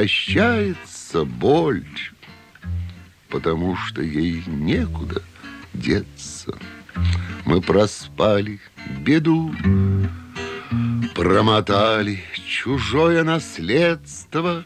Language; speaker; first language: Russian; native; Russian